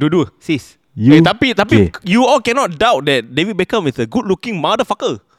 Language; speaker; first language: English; non-native, local second language; Malay